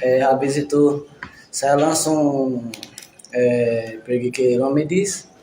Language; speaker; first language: Indonesian; non-native, learner; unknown